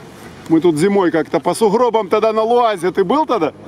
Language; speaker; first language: Russian; native; Russian